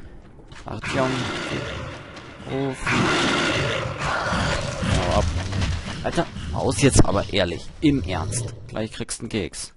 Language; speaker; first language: German; native; German